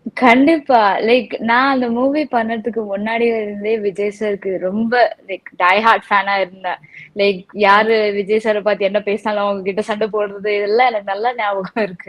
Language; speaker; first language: Tamil; non-native, local second language; Telugu